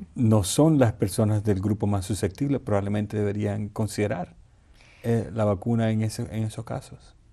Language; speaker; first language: Spanish; native; Spanish